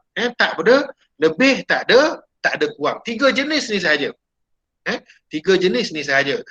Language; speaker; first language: Malay; native; Malay